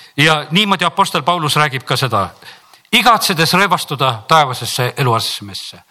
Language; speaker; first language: Estonian; native; Estonian